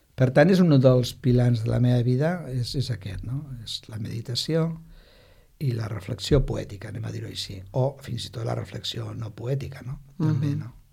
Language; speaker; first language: Catalan; non-native, local second language; Spanish